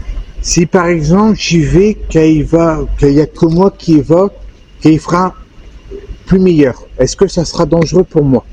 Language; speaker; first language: French; native; French